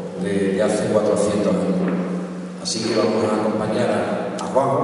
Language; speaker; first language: Spanish; native; Spanish